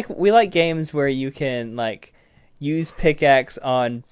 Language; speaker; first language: English; native; English